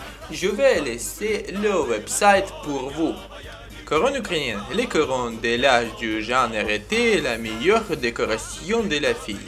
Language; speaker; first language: French; non-native, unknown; Ukrainian